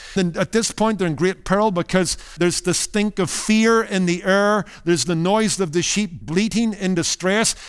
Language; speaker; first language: English; native; English